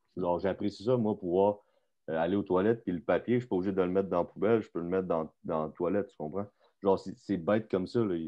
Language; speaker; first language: French; native; French